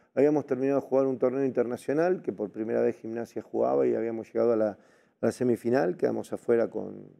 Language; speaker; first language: Spanish; native; Spanish